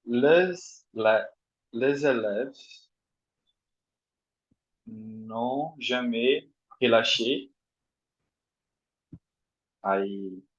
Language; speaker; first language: French; non-native, learner; Portuguese